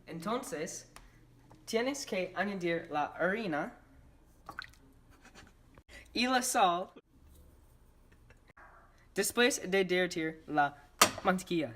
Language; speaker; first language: Spanish; non-native, learner; English